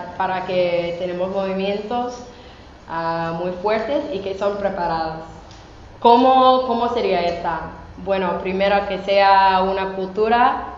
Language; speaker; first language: Spanish; non-native, fluent; English